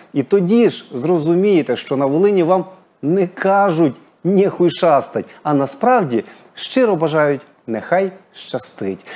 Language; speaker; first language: Ukrainian; native; Ukrainian